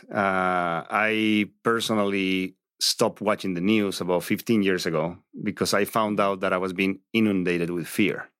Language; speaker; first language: English; non-native, fluent; Spanish